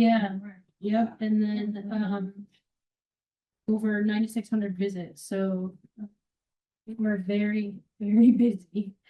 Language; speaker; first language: English; native; English